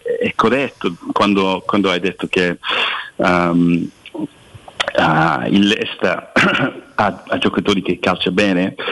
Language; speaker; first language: Italian; non-native, fluent; English